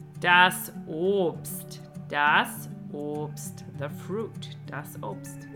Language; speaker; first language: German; non-native, fluent; English